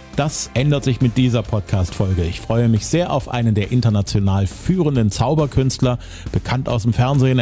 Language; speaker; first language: German; native; German